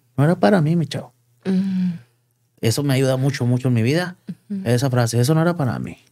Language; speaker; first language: Spanish; native; Spanish